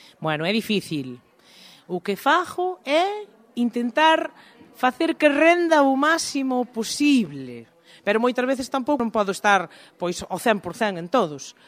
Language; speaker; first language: Galician; native; Galician